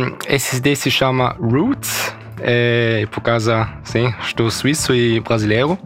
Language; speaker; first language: Portuguese; early bilingual, heritage; German